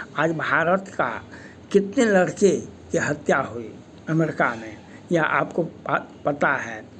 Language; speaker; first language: Hindi; native; Hindi